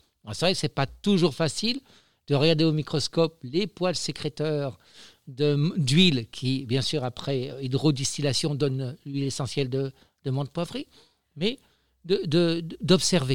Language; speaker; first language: French; native; French